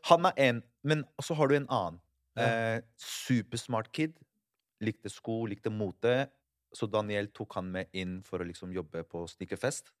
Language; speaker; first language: Norwegian; early bilingual, other home language; Spanish